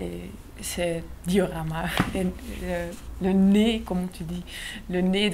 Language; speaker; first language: French; non-native, local second language; Dutch